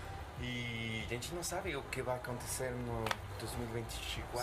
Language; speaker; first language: Portuguese; non-native, fluent; Spanish